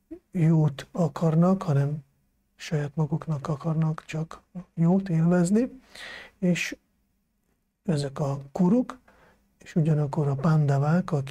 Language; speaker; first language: Hungarian; non-native, fluent; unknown